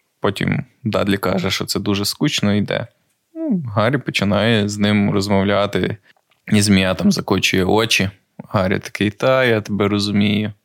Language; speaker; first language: Ukrainian; native; Ukrainian